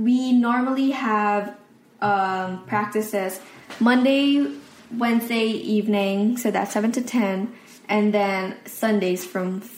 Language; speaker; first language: English; non-native, local second language; Filipino